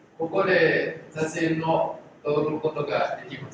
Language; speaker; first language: Japanese; non-native, learner; Indonesian